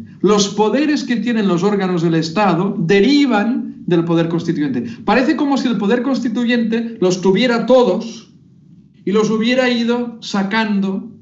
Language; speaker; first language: Spanish; native; Spanish